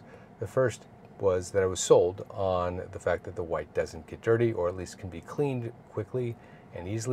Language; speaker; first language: English; native; English